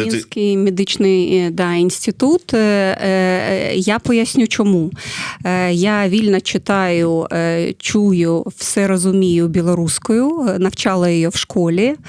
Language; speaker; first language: Ukrainian; non-native, fluent; Russian